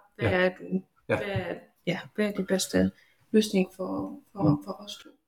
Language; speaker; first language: Danish; non-native, fluent; Polish